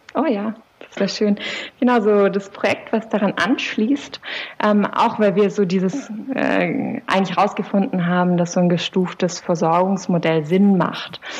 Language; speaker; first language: German; native; German